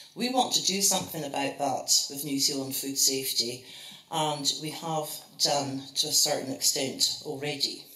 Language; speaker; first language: English; native; English